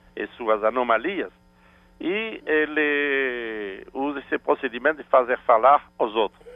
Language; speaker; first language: Portuguese; non-native, fluent; French